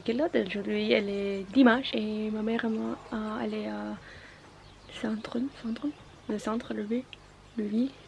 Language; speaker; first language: French; non-native, learner; Norwegian